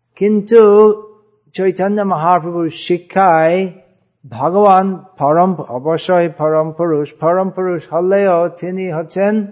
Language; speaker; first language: Bangla; non-native, fluent; English